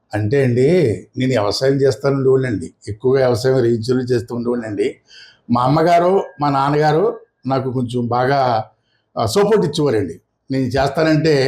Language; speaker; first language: Telugu; native; Telugu